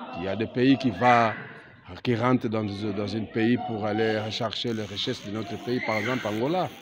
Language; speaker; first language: French; non-native, learner; Portuguese